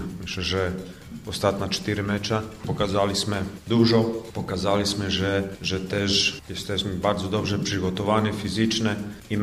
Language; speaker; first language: Polish; non-native, fluent; Croatian